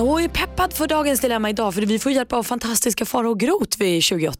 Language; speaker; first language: Swedish; native; Swedish